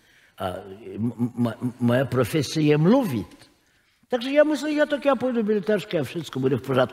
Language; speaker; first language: Czech; non-native, fluent; Russian